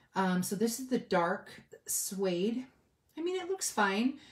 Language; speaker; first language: English; native; English